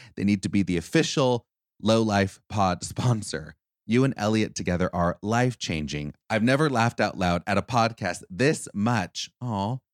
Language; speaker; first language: English; early bilingual, other home language; Spanish